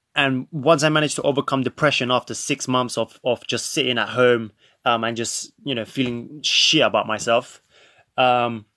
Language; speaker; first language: English; native; English